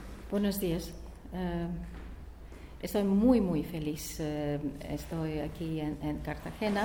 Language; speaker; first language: Spanish; non-native, learner; Latvian